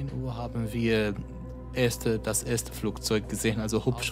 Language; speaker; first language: German; non-native, fluent; Arabic